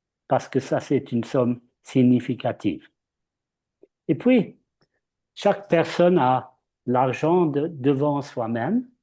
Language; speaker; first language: French; non-native, fluent; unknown